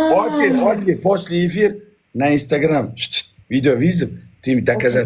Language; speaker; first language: Russian; non-native, learner; Uzbek